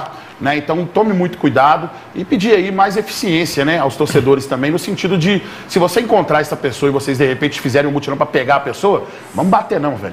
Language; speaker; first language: Portuguese; native; Portuguese